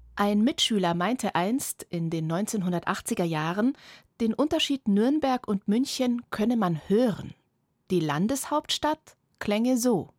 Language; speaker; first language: German; native; German